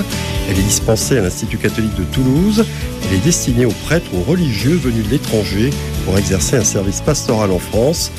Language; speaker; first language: French; native; French